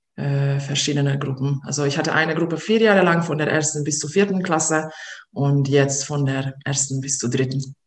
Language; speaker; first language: German; non-native, fluent; Hungarian